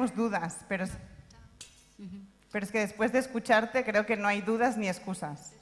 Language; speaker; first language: Spanish; non-native, local second language; Catalan